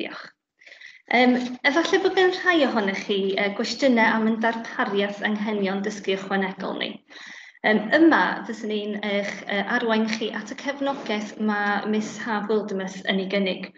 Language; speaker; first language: Welsh; native; Welsh